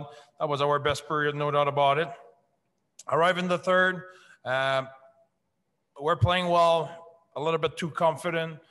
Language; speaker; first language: English; non-native, fluent; French